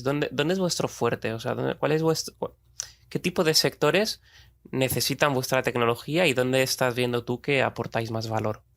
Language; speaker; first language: Spanish; native; Spanish